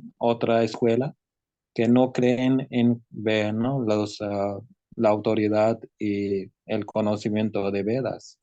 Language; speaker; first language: Spanish; non-native, learner; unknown